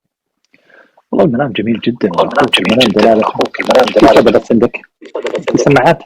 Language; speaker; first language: Arabic; native; Arabic